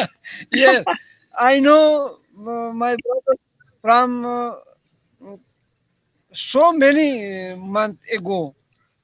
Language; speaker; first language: English; non-native, learner; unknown